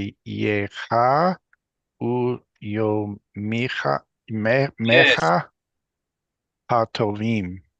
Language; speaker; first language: Hebrew; non-native, learner; English